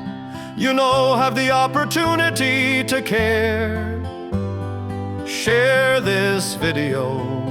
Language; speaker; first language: English; non-native, fluent; Finnish